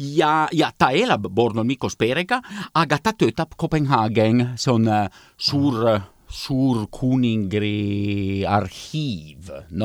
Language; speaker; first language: Estonian; non-native, learner; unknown